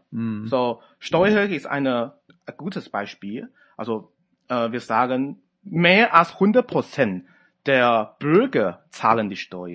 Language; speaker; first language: German; non-native, fluent; Chinese